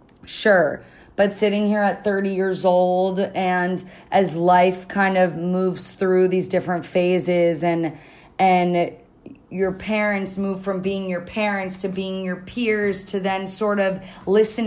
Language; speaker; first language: English; native; English